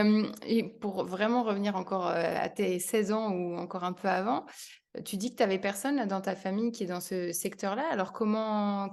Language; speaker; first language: French; native; French